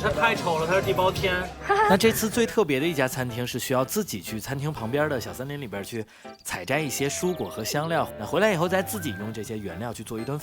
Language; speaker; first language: Chinese; native; Chinese